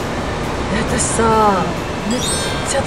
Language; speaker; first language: Japanese; native; Japanese